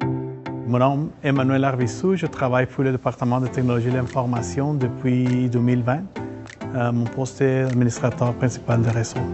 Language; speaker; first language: French; non-native, fluent; Spanish